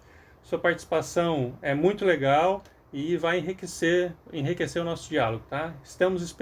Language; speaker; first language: Portuguese; native; Portuguese